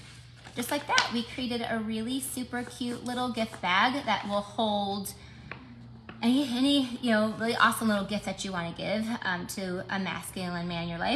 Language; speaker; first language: English; native; English